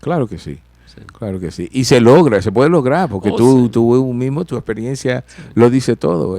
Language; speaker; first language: Spanish; early bilingual, heritage; Spanish